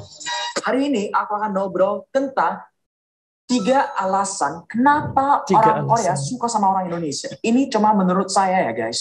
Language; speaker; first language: Indonesian; non-native, fluent; Korean